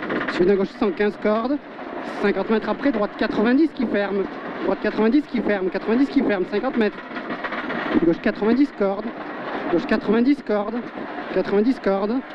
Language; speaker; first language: French; native; French